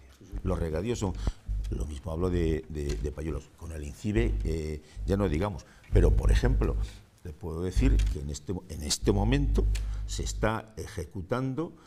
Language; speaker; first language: Spanish; native; Spanish